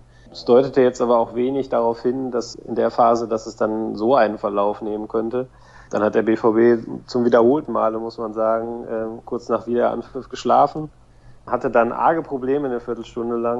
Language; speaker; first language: German; native; German